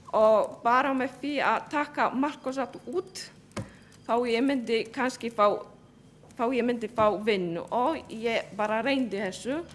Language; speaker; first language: Icelandic; non-native, fluent; Polish